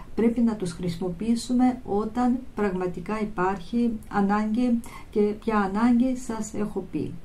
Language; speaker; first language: Greek; non-native, fluent; Russian